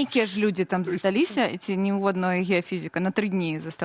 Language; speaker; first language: Belarusian; native; Belarusian